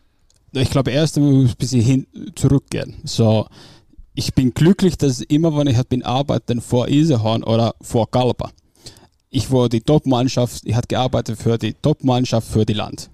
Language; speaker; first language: German; non-native, fluent; Finnish